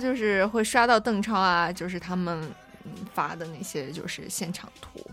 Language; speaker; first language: Chinese; native; Chinese